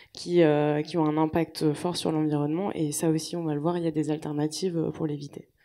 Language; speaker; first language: French; native; French